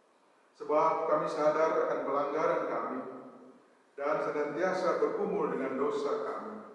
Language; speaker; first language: Indonesian; native; Indonesian